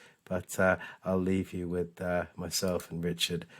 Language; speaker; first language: English; native; English